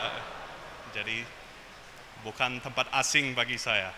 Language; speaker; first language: Indonesian; non-native, fluent; English